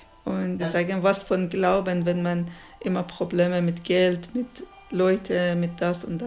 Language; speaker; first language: German; non-native, learner; Persian